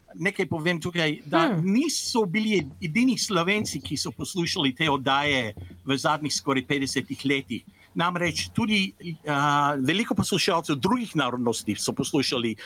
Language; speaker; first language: Slovenian; early bilingual, heritage; English